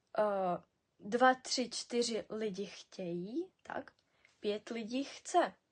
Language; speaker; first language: Czech; non-native, fluent; Ukrainian